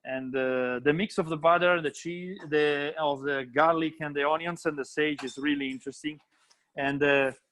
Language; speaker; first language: English; non-native, fluent; Italian